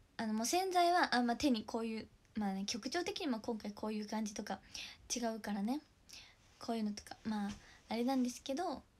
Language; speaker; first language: Japanese; native; Japanese